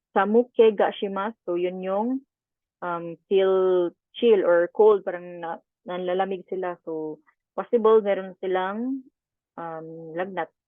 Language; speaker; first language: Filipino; non-native, local second language; Cebuano